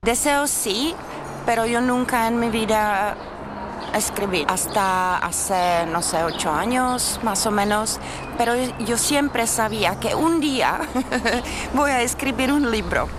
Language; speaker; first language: Spanish; non-native, learner; Czech